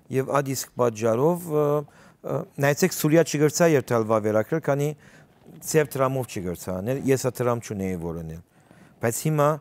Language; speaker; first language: Armenian; early bilingual, heritage; Armenian